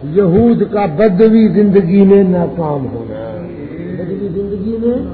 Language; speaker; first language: Urdu; non-native, local second language; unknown